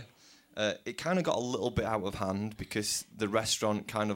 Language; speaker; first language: English; native; English